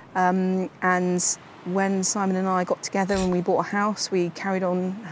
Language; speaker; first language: English; native; English